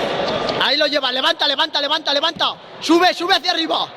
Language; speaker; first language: Spanish; native; Spanish